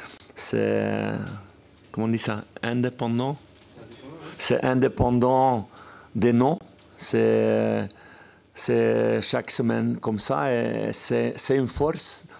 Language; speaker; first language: French; non-native, fluent; Dutch